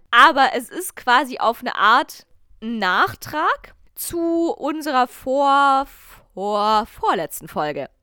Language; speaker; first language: German; native; German